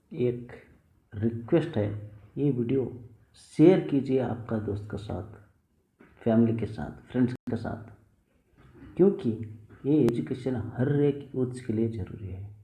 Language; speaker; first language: Hindi; non-native, local second language; Kannada